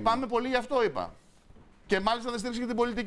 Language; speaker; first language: Greek; native; Greek